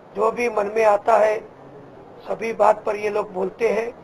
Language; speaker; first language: Hindi; non-native, local second language; Gujarati